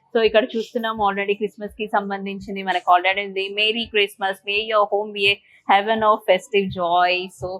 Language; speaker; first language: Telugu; native; Telugu